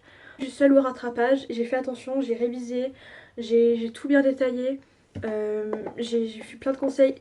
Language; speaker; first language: French; native; French